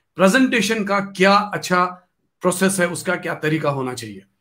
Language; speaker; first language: Hindi; non-native, local second language; Kashmiri